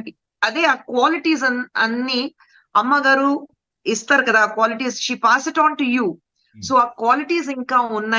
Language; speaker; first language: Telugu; non-native, fluent; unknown